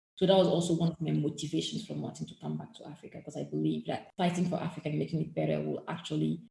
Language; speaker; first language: English; non-native, fluent; French